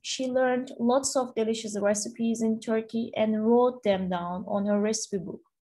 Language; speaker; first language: English; non-native, fluent; Turkish